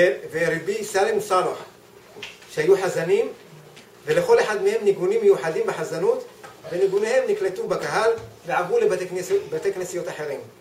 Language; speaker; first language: Hebrew; native; Hebrew